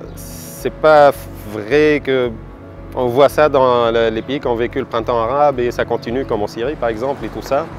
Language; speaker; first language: French; non-native, local second language; Arabic